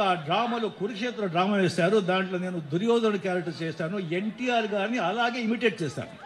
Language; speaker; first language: Telugu; non-native, local second language; Marathi